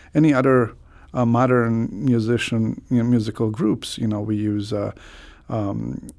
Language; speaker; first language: English; non-native, fluent; Croatian